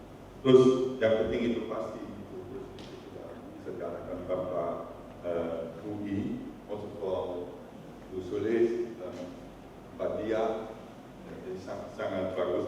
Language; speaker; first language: Indonesian; non-native, fluent; Dutch